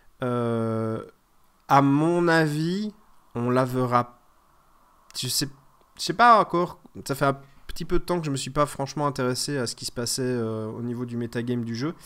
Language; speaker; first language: French; native; French